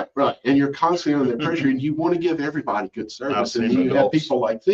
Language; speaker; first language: English; native; English